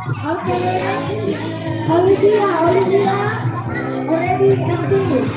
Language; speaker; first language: English; non-native, learner; Indonesian